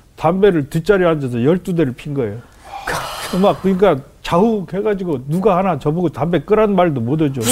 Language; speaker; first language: Korean; native; Korean